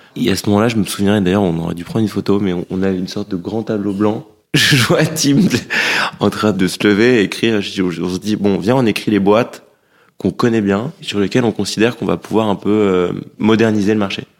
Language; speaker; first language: French; native; French